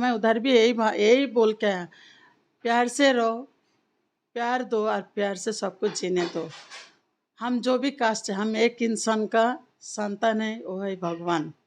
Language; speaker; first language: Hindi; non-native, local second language; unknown